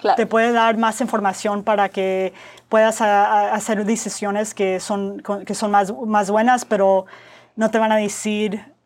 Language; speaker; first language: Spanish; early bilingual, heritage; Spanish